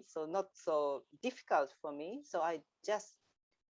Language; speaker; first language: English; non-native, learner; Japanese